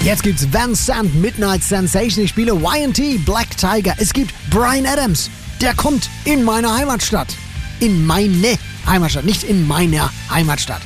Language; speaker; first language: German; native; German